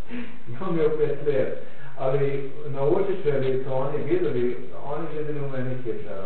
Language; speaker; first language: Polish; non-native, learner; Croatian